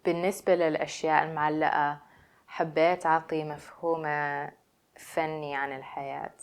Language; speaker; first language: Arabic; early bilingual, other home language; English